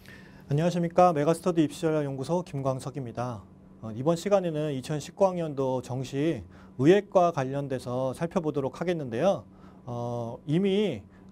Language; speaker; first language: Korean; native; Korean